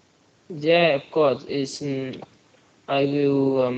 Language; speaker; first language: English; non-native, learner; Vietnamese